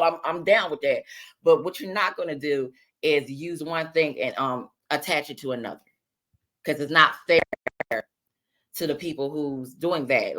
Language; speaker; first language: English; native; English